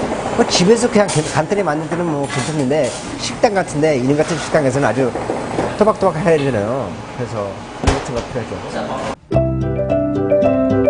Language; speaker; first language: Korean; early bilingual, heritage; Korean